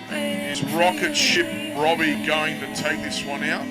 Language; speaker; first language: English; native; English